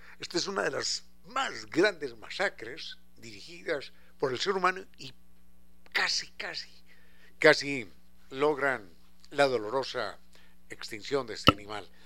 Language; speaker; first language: Spanish; native; Spanish